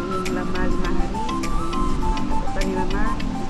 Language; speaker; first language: Indonesian; non-native, local second language; Achinese